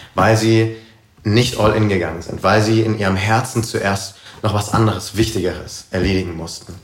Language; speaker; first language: German; native; German